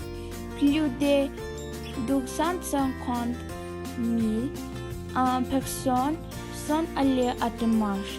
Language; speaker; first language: French; non-native, learner; English